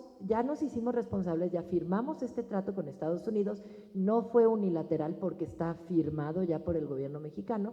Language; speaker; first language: Spanish; native; Spanish